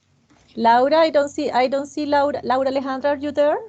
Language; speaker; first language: English; non-native, fluent; Spanish